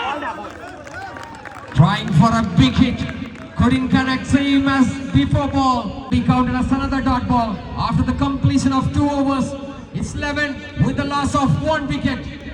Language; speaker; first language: English; non-native, local second language; Malayalam